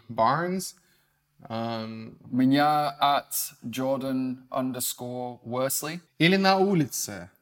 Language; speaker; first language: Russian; non-native, fluent; English